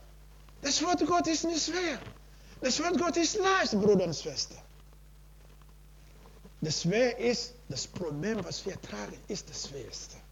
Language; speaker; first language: German; non-native, learner; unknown